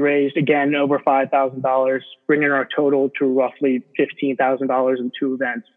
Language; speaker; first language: English; native; English